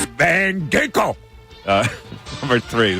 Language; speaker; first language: English; native; English